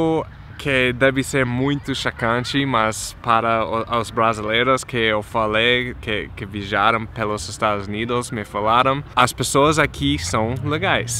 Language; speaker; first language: Portuguese; non-native, fluent; English